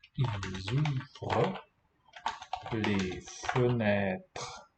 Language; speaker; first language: French; non-native, fluent; English